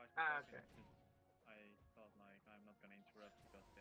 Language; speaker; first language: English; non-native, fluent; Dutch